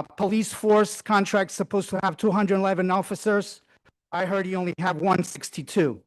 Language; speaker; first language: English; non-native, fluent; Portuguese